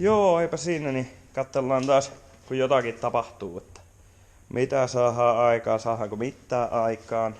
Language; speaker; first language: Finnish; native; Finnish